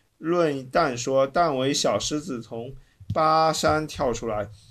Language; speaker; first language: Chinese; native; Chinese